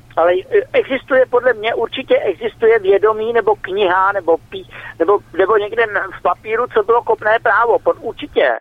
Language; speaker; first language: Czech; native; Czech